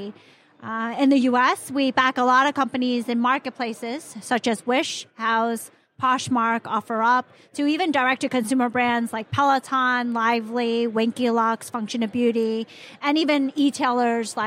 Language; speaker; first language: English; non-native, local second language; Cantonese